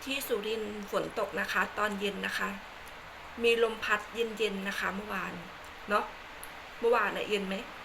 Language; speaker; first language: Thai; non-native, local second language; Khmer